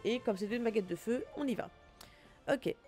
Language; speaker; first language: French; native; French